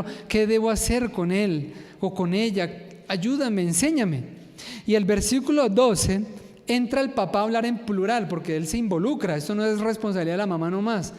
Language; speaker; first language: Spanish; native; Spanish